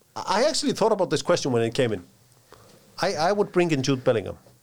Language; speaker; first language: English; non-native, fluent; Icelandic